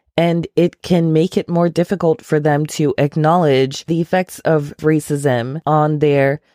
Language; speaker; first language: English; non-native, local second language; Akan